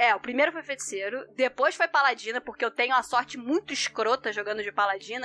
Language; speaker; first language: Portuguese; native; Portuguese